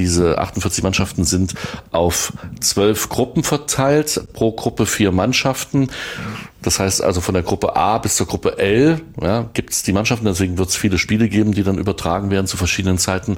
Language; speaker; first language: German; native; German